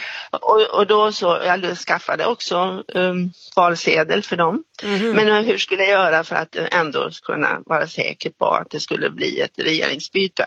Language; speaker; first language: Swedish; native; Swedish